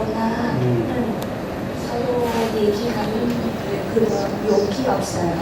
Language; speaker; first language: Korean; non-native, learner; Vietnamese